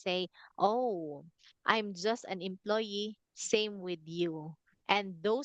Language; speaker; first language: English; non-native, fluent; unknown